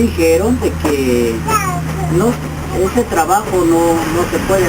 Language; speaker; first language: Spanish; non-native, local second language; Kʼicheʼ